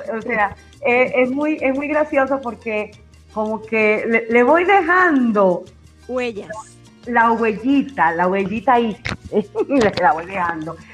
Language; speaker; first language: Spanish; native; Spanish